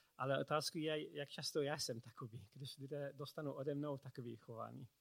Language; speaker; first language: Czech; non-native, learner; English